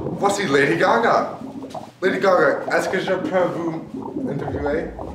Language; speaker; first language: French; non-native, learner; English